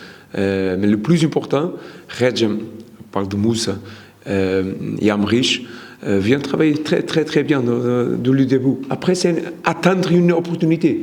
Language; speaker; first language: French; non-native, learner; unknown